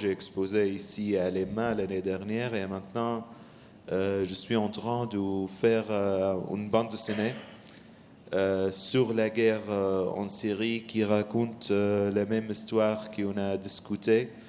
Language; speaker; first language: French; non-native, learner; Arabic